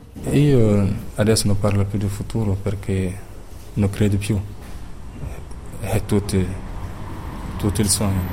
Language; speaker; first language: Italian; non-native, learner; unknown